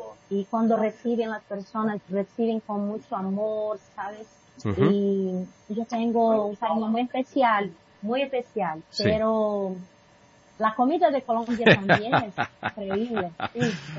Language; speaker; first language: Spanish; non-native, fluent; Portuguese